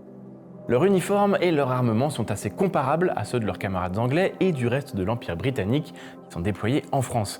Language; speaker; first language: French; native; French